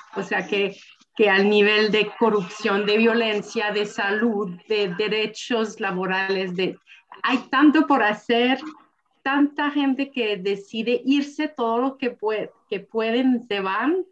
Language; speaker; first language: Spanish; non-native, fluent; French